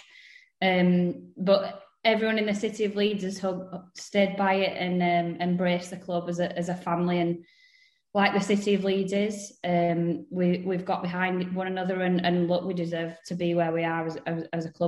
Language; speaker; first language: English; native; English